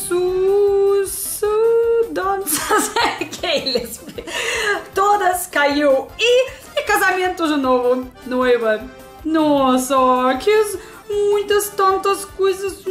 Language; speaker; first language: Portuguese; non-native, learner; Russian